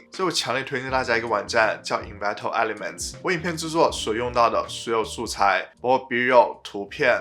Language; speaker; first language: Chinese; native; Chinese